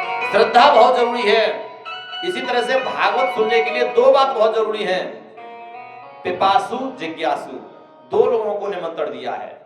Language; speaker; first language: Hindi; native; Hindi